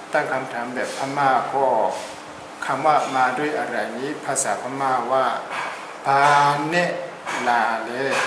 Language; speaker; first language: Thai; non-native, fluent; Burmese